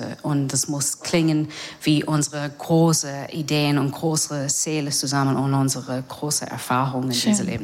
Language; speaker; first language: German; non-native, learner; English